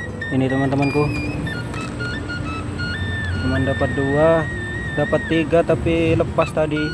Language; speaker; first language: Indonesian; non-native, local second language; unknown